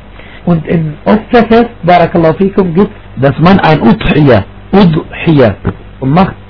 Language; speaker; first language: German; non-native, fluent; Arabic